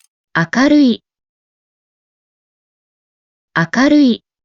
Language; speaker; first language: Japanese; native; Japanese